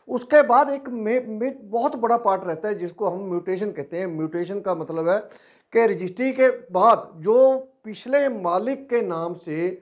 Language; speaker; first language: Hindi; non-native, local second language; Punjabi